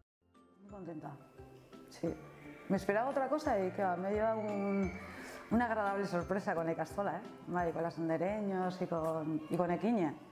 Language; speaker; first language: Spanish; native; Spanish